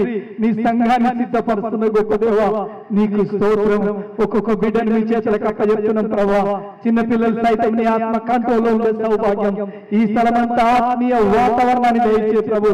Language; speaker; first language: Telugu; native; Telugu